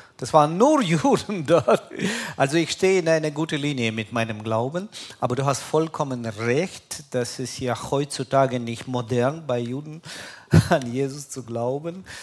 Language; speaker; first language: German; non-native, fluent; Russian